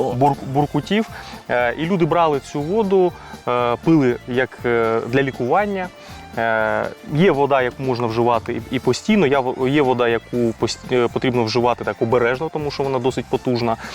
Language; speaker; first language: Ukrainian; native; Ukrainian